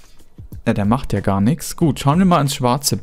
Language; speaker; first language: German; native; German